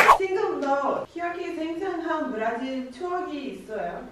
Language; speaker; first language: Korean; non-native, learner; Portuguese